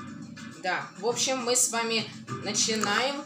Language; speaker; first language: Russian; native; Russian